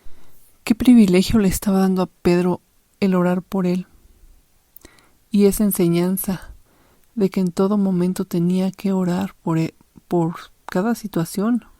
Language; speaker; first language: Spanish; native; Spanish